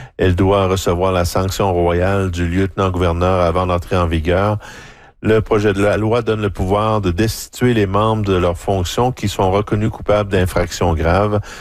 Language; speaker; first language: French; native; French